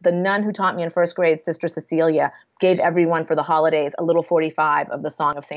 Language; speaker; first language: English; native; English